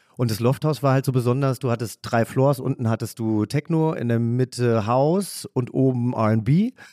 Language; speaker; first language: German; native; German